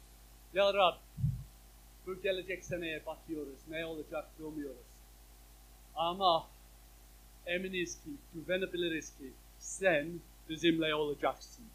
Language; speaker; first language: Turkish; non-native, fluent; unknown